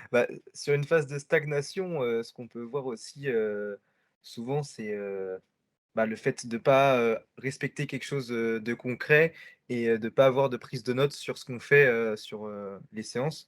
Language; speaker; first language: French; native; French